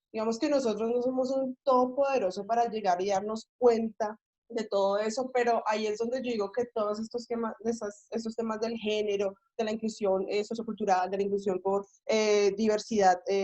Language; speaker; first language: Spanish; native; Spanish